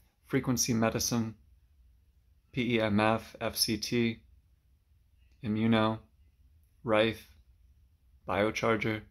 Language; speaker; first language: English; native; English